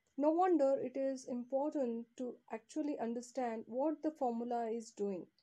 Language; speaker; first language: English; non-native, local second language; Kannada